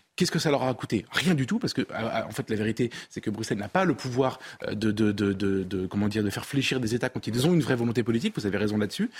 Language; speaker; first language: French; native; French